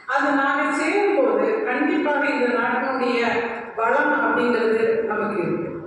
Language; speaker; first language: Tamil; non-native, local second language; Malayalam